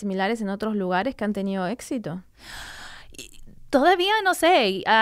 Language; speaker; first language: Spanish; non-native, learner; English